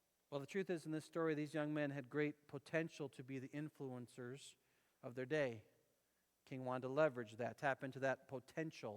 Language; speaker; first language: English; native; English